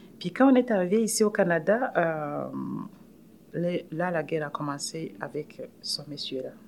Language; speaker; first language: French; non-native, local second language; Rundi